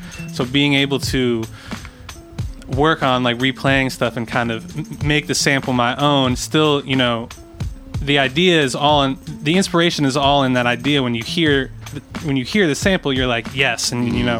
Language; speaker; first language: English; native; English